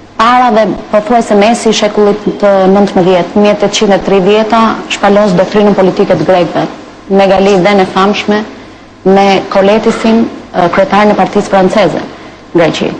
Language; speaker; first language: Albanian; native; Albanian